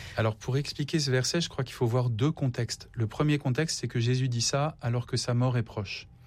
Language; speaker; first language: French; native; French